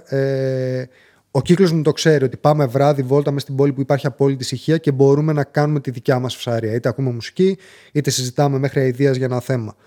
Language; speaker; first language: Greek; native; Greek